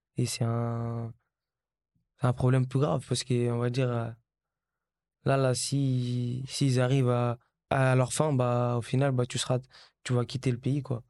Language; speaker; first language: French; early bilingual, other home language; Kabuverdianu